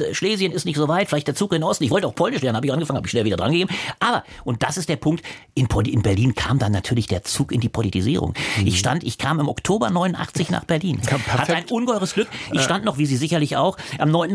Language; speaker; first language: German; native; German